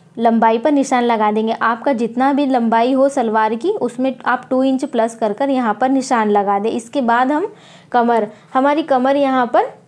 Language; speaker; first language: Hindi; native; Hindi